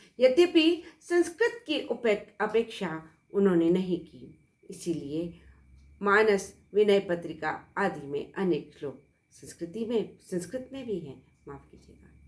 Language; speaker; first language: Hindi; native; Hindi